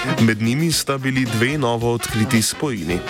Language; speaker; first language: Slovenian; native; Slovenian